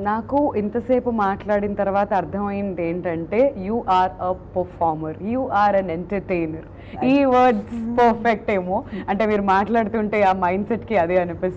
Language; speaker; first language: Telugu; native; Telugu